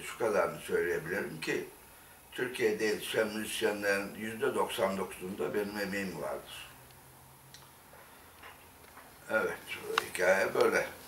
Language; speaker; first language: Turkish; native; Turkish